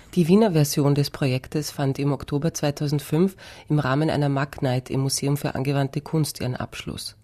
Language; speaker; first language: German; native; German